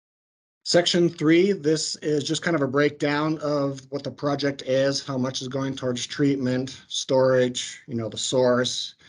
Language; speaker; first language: English; native; English